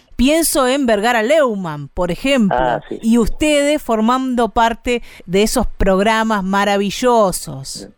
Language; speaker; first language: Spanish; native; Spanish